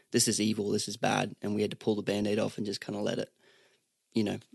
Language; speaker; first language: English; native; English